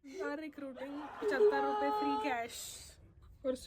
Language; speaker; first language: Hindi; native; Hindi